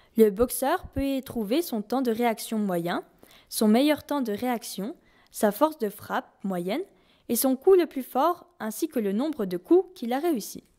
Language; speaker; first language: French; native; French